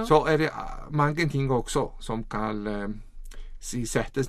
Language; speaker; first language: Swedish; non-native, learner; Icelandic